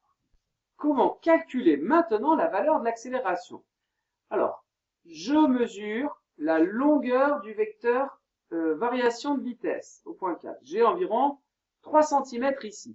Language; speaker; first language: French; native; French